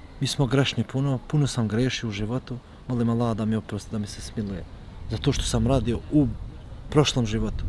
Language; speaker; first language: Serbian; non-native, local second language; Albanian